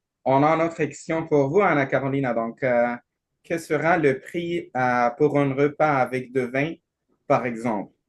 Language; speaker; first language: French; non-native, learner; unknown